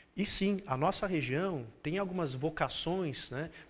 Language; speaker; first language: Portuguese; native; Portuguese